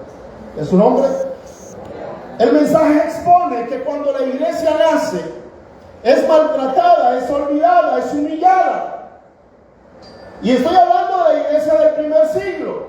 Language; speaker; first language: Spanish; native; Spanish